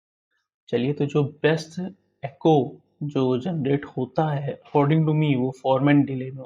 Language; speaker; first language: Hindi; native; Hindi